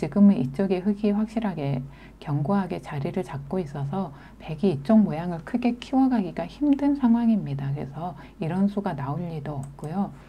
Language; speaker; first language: Korean; native; Korean